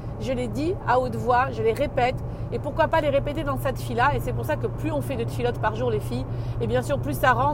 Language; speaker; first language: French; native; French